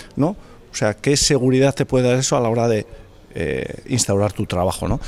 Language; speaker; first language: Spanish; native; Spanish